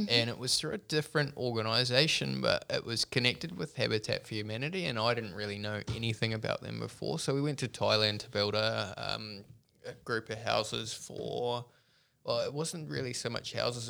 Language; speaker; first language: English; native; English